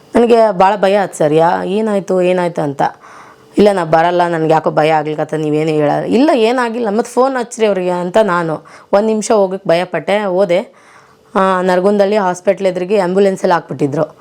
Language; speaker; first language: Kannada; native; Kannada